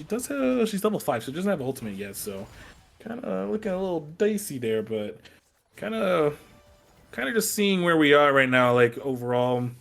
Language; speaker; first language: English; native; English